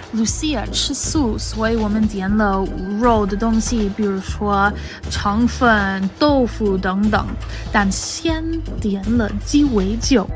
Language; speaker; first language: Chinese; non-native, fluent; English